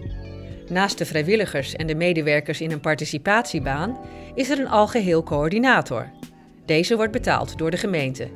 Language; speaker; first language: Dutch; native; Dutch